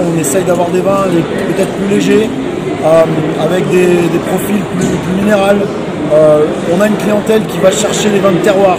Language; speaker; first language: French; native; French